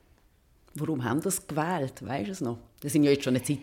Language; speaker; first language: German; native; German